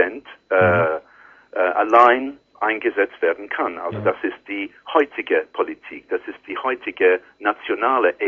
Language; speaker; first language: German; non-native, learner; English